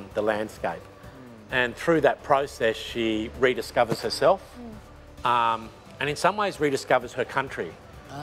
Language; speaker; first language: English; native; English